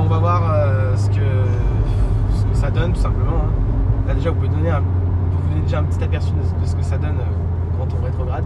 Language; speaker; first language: French; native; French